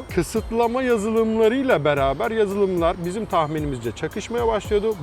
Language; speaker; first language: Turkish; native; Turkish